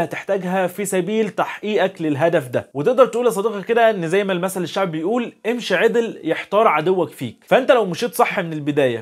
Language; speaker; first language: Arabic; native; Arabic